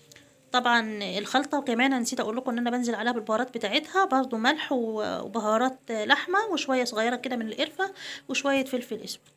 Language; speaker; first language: Arabic; native; Arabic